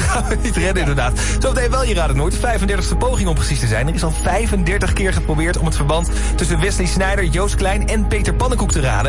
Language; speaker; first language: Dutch; native; Dutch